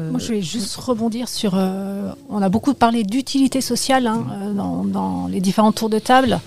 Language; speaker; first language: French; native; French